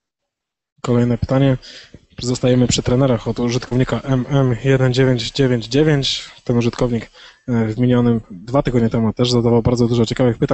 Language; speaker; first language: Polish; native; Polish